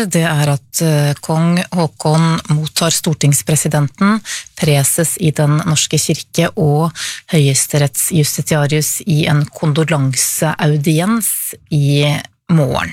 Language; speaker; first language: Norwegian; native; Norwegian